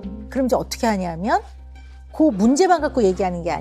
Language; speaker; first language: Korean; native; Korean